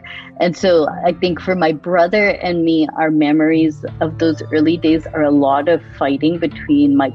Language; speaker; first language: English; native; English